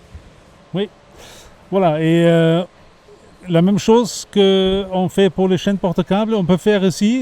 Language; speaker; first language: French; non-native, fluent; German